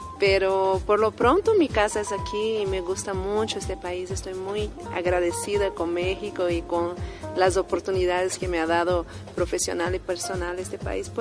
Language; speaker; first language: Spanish; non-native, fluent; Portuguese